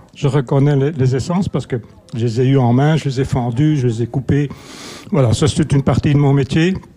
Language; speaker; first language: French; native; French